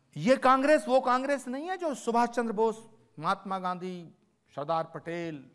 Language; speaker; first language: Hindi; native; Hindi